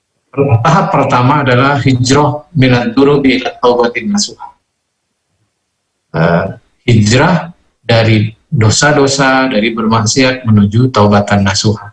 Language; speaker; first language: Indonesian; native; Indonesian